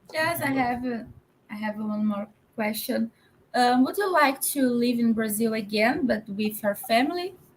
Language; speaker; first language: English; non-native, learner; Portuguese